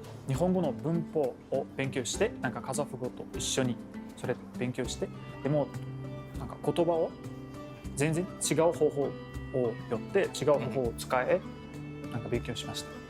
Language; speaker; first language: Japanese; non-native, fluent; Kazakh